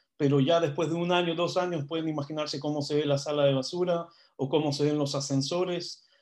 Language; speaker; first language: Spanish; non-native, fluent; Hebrew